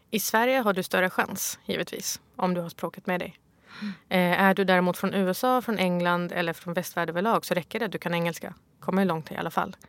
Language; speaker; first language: Swedish; early bilingual, other home language; Arabic